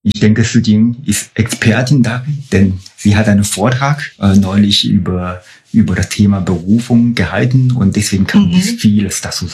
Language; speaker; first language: German; non-native, fluent; Chinese